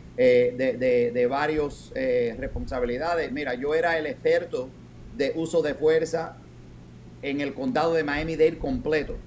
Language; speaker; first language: Spanish; early bilingual, heritage; Spanish